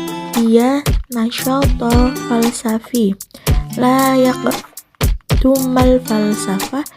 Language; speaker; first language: Arabic; non-native, learner; Indonesian